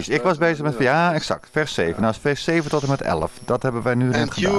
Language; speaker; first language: Dutch; native; Dutch